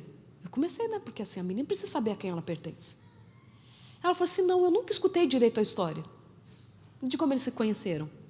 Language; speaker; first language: Portuguese; native; Portuguese